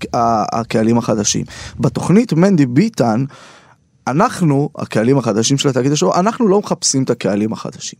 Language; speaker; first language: Hebrew; native; Hebrew